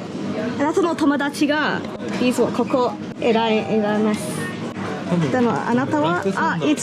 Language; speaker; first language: Japanese; non-native, learner; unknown